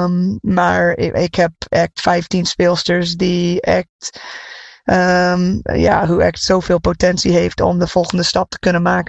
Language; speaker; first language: Dutch; non-native, fluent; English